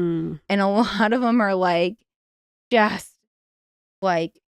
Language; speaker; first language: English; native; English